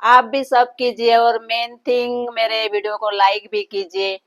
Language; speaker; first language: Hindi; non-native, local second language; Marathi